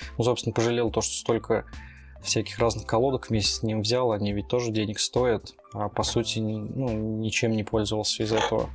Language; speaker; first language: Russian; native; Russian